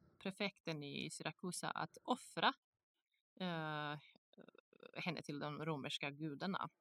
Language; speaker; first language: Swedish; non-native, fluent; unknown